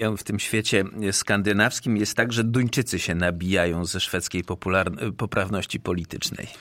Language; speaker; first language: Polish; native; Polish